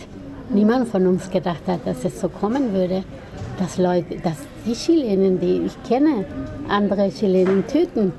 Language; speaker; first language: German; non-native, fluent; Spanish